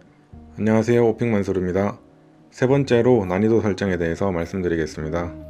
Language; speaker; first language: Korean; native; Korean